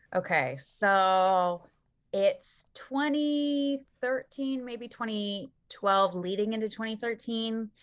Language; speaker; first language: English; native; English